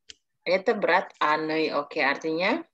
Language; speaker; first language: Indonesian; native; Indonesian